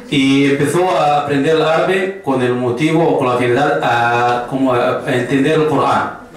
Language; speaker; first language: Spanish; non-native, fluent; Arabic